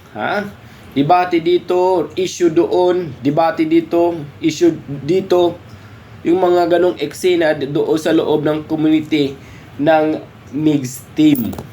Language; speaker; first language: Filipino; non-native, local second language; Cebuano